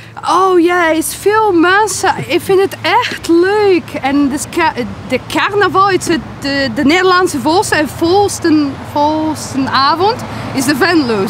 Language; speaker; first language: Dutch; non-native, learner; Polish